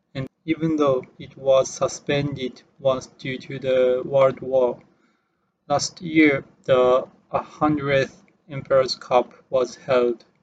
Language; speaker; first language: English; non-native, learner; Japanese